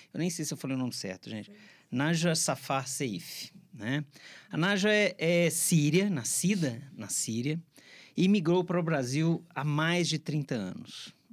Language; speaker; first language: Portuguese; native; Portuguese